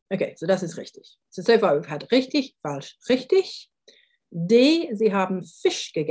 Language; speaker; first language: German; non-native, fluent; English